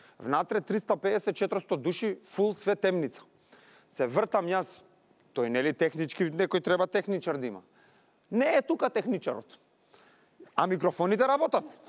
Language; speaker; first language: Macedonian; native; Macedonian